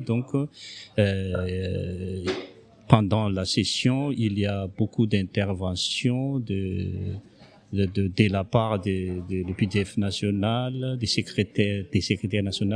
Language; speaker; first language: French; non-native, local second language; Malagasy